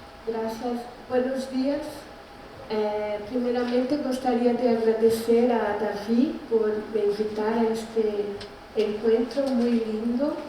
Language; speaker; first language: Spanish; non-native, learner; Portuguese